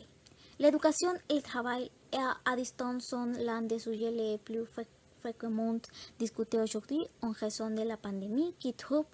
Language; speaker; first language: French; non-native, learner; Spanish